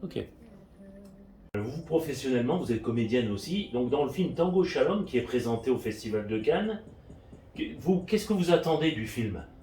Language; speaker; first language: French; native; French